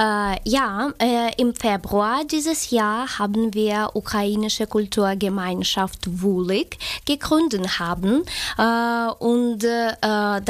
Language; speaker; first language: German; non-native, learner; Ukrainian